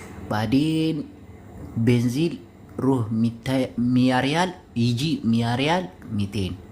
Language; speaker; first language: Arabic; non-native, learner; Amharic